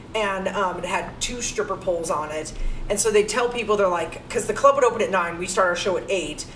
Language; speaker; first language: English; native; English